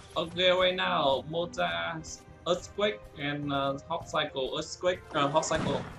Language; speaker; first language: English; non-native, learner; Vietnamese